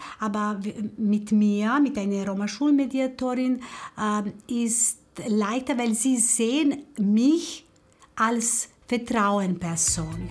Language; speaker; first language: German; non-native, fluent; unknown